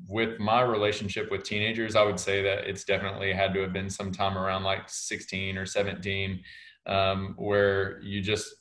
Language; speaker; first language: English; native; English